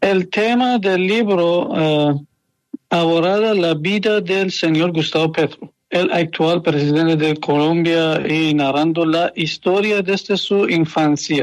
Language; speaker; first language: Spanish; non-native, learner; Persian